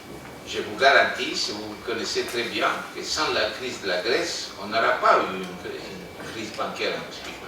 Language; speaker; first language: French; non-native, fluent; Greek